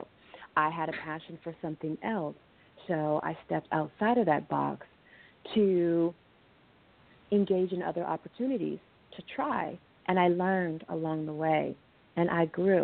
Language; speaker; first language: English; native; English